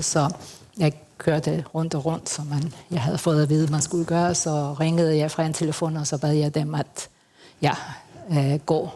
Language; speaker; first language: Danish; non-native, fluent; Spanish